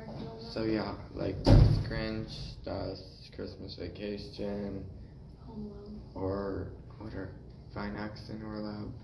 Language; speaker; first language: German; non-native, learner; English